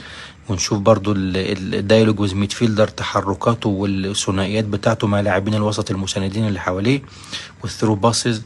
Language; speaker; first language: Arabic; native; Arabic